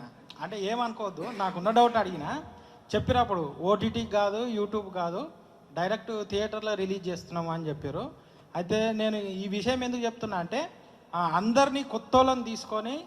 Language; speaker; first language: Telugu; native; Telugu